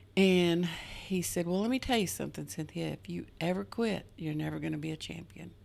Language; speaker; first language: English; native; English